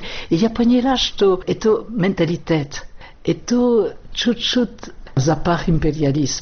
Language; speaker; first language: Russian; non-native, fluent; French